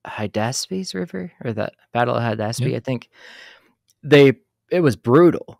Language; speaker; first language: English; native; English